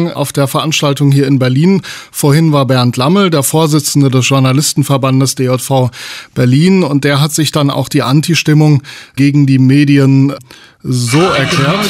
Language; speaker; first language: German; native; German